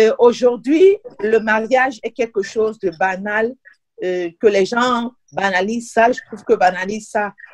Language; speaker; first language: French; non-native, local second language; Duala